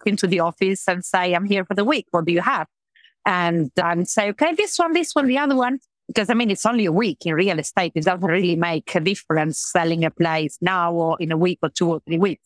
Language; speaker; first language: English; non-native, fluent; Italian